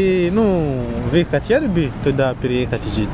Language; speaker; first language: Russian; non-native, learner; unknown